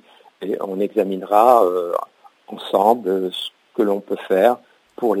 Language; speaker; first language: French; native; French